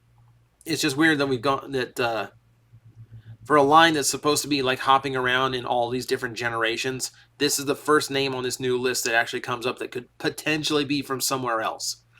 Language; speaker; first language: English; native; English